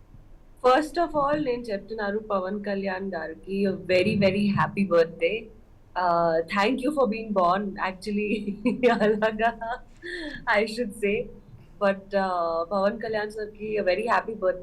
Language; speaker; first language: Telugu; non-native, learner; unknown